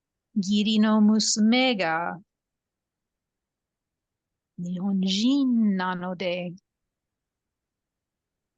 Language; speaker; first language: Japanese; non-native, learner; English